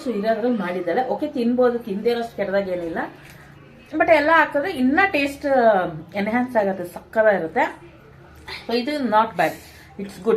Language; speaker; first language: Kannada; native; Kannada